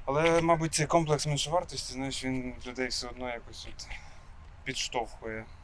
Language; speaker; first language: Ukrainian; non-native, local second language; Russian